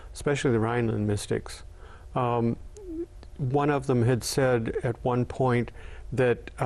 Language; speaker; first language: English; native; English